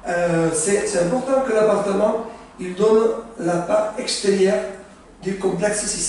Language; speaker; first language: French; non-native, learner; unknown